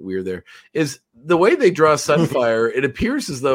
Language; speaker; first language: English; native; English